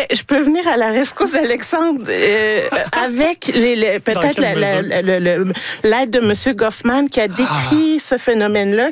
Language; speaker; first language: French; native; French